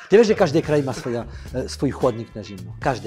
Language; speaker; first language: Polish; non-native, fluent; French